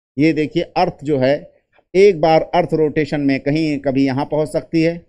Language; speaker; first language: Hindi; native; Hindi